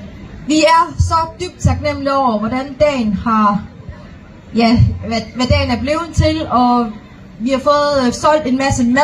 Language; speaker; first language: Danish; early bilingual, other home language; Vietnamese